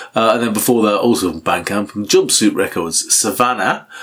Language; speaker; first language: English; native; English